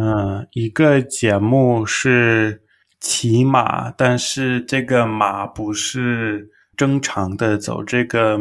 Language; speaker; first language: Chinese; non-native, learner; English